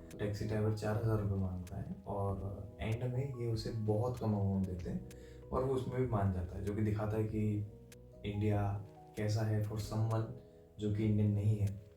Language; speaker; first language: Hindi; native; Hindi